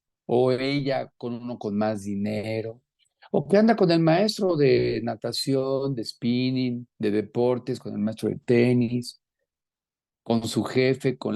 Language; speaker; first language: Spanish; native; Spanish